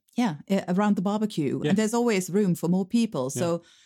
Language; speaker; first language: English; non-native, fluent; Danish